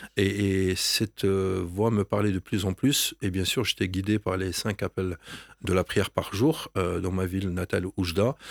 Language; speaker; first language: French; non-native, local second language; Arabic